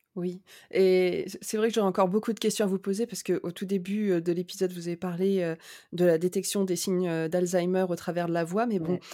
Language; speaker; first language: French; native; French